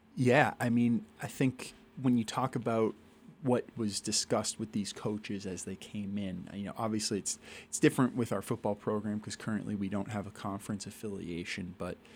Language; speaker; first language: English; native; English